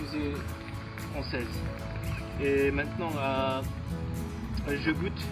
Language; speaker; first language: French; non-native, learner; Mongolian